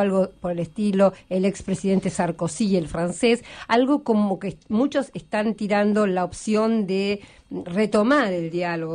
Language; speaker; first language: Spanish; native; Spanish